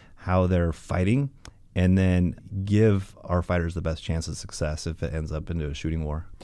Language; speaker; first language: English; native; English